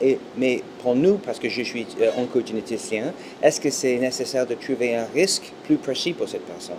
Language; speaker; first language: French; non-native, fluent; English